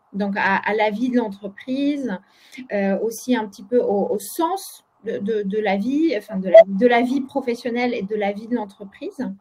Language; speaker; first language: French; non-native, fluent; Polish